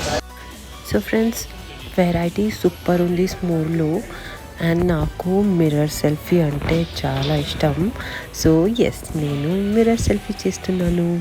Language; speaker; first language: Telugu; non-native, learner; Kannada